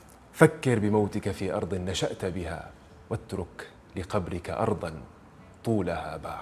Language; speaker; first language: Arabic; native; Arabic